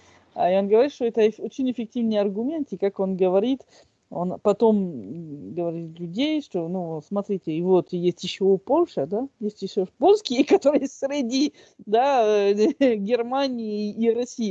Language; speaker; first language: Russian; non-native, fluent; French